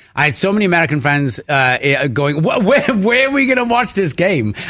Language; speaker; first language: English; native; English